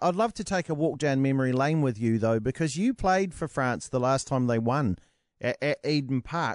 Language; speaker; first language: English; native; English